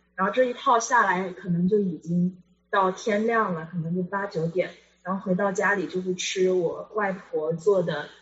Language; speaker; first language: Chinese; native; Chinese